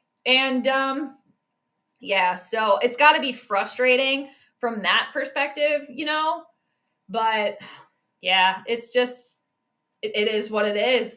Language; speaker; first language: English; native; English